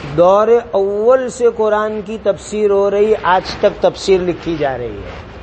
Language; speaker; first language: Urdu; non-native, local second language; Gujarati